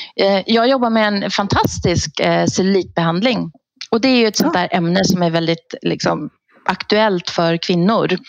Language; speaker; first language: Swedish; native; Swedish